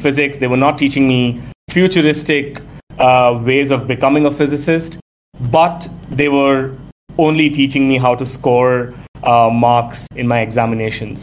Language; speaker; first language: English; non-native, local second language; Tamil